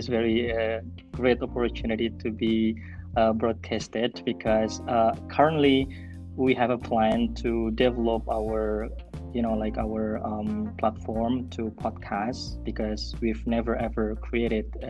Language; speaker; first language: English; non-native, fluent; Indonesian